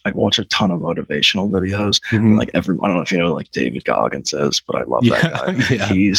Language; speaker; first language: English; native; English